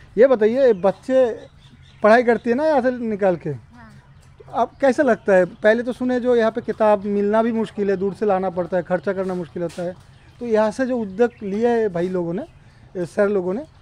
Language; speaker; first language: Hindi; non-native, local second language; Bangla